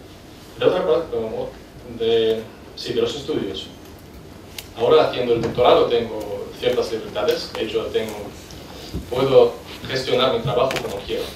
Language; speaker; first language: Spanish; non-native, fluent; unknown